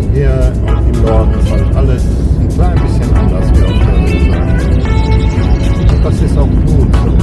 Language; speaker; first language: German; native; German